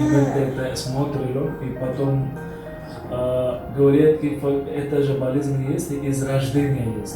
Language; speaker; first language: Russian; non-native, learner; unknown